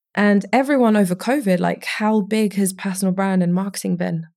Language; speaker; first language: English; early bilingual, other home language; Romanian